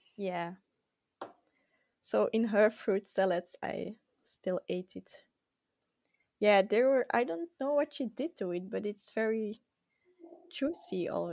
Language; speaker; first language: English; non-native, fluent; Dutch